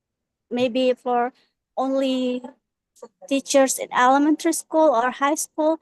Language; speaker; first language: English; non-native, fluent; Indonesian